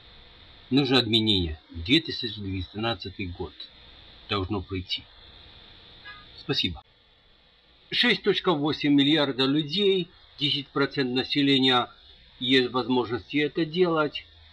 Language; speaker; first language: Russian; non-native, learner; English